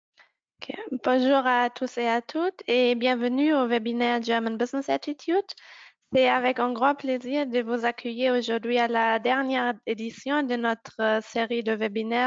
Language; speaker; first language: French; non-native, fluent; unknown